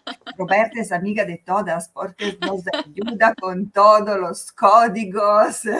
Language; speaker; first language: Spanish; non-native, fluent; Italian